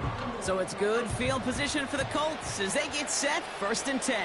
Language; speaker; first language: English; native; English